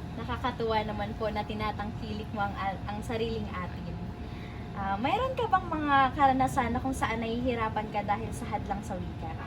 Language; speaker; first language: Filipino; native; Filipino